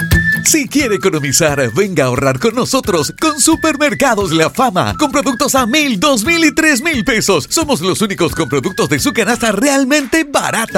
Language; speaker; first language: Spanish; native; Spanish